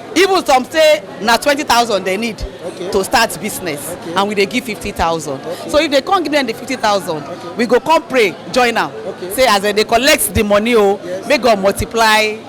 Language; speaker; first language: Nigerian Pidgin; non-native, local second language; Yoruba